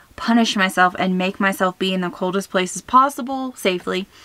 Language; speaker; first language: English; native; English